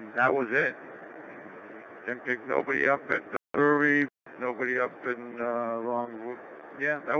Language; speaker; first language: English; native; English